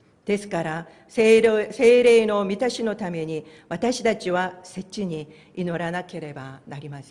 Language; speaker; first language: Japanese; non-native, fluent; Korean